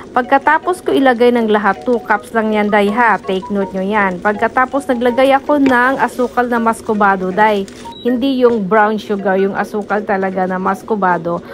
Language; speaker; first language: Filipino; non-native, local second language; Cebuano